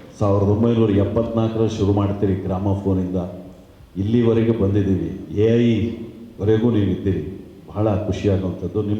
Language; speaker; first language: Kannada; native; Kannada